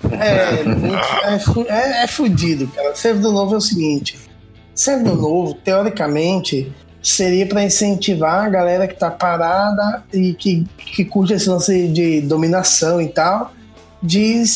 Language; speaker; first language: Portuguese; native; Portuguese